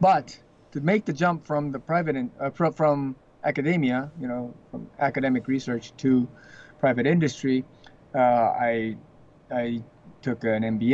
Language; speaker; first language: English; early bilingual, other home language; Chinese